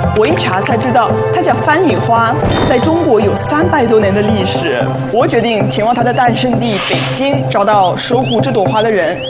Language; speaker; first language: Chinese; non-native, fluent; French